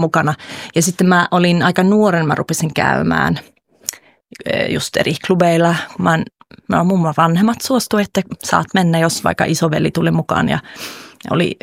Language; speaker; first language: Finnish; early bilingual, heritage; Finnish